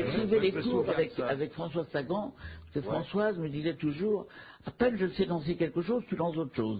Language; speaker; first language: French; native; French